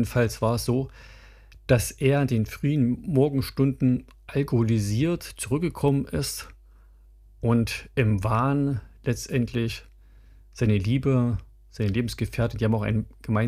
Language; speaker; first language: German; native; German